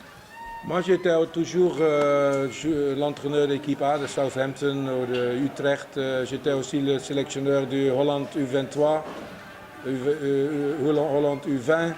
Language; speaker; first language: French; non-native, fluent; Dutch